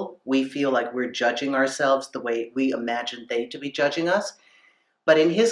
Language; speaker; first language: English; native; English